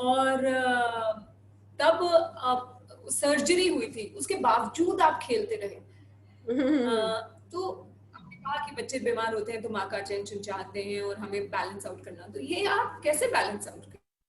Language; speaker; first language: Hindi; native; Hindi